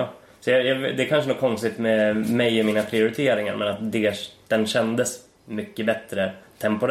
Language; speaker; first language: Swedish; native; Swedish